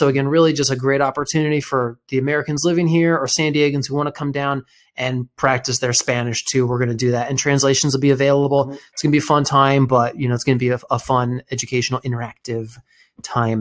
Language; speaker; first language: English; native; English